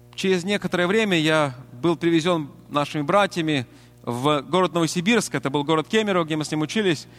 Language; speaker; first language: Russian; native; Russian